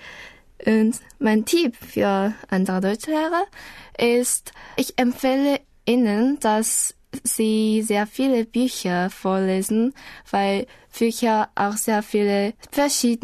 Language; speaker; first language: German; non-native, learner; Korean